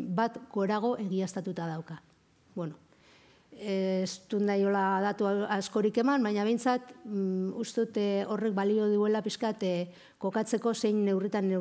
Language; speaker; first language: Basque; native; Basque